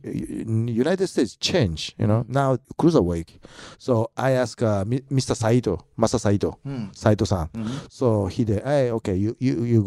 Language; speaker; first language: English; non-native, learner; Japanese